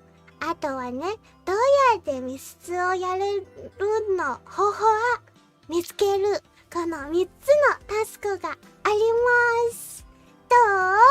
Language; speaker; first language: Japanese; non-native, learner; English